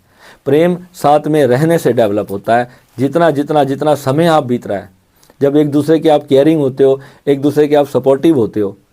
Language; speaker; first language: Hindi; native; Hindi